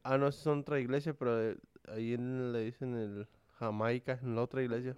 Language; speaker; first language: Spanish; early bilingual, heritage; Spanish